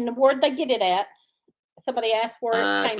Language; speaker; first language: English; native; English